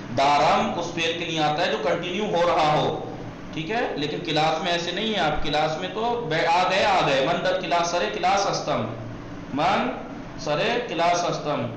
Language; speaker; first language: Persian; non-native, fluent; Urdu